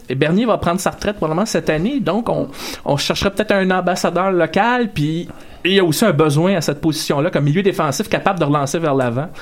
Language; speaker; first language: French; native; French